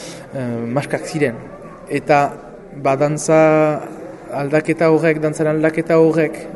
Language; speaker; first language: Basque; native; Basque